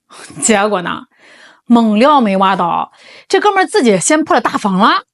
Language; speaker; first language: Chinese; native; Chinese